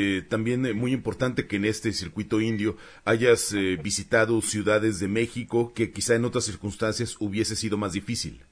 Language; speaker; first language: Spanish; native; Spanish